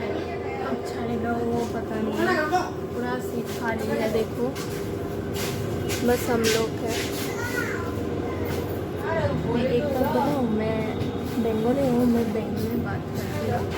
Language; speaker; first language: Hindi; non-native, local second language; Bangla